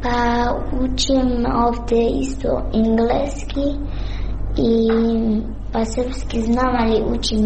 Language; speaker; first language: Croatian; non-native, learner; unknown